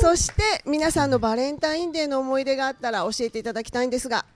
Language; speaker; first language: Japanese; native; Japanese